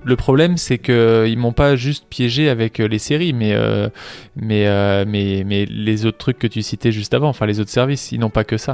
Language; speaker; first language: French; native; French